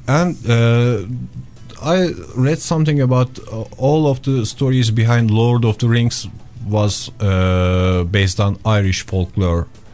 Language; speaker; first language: English; non-native, fluent; Turkish